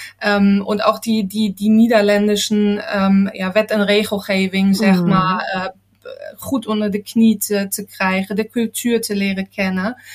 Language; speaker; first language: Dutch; non-native, fluent; German